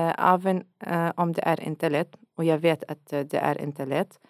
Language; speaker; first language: Swedish; non-native, learner; Arabic